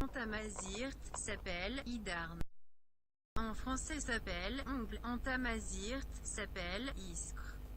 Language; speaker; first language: French; non-native, learner; Berber languages